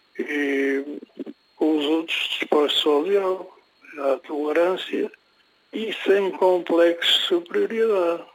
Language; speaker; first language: Portuguese; native; Portuguese